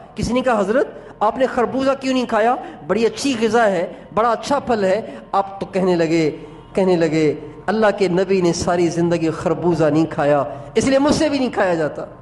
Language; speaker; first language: Urdu; non-native, local second language; Sindhi